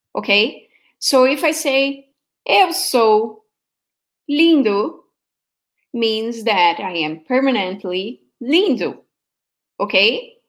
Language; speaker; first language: English; non-native, fluent; Portuguese